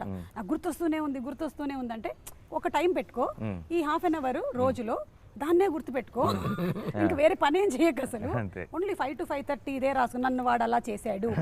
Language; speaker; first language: Telugu; native; Telugu